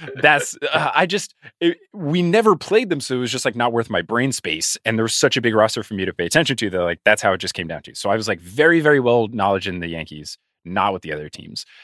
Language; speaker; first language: English; native; English